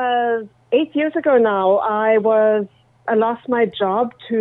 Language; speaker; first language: English; native; English